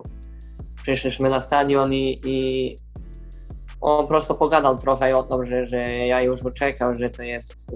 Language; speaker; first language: Polish; non-native, learner; Serbian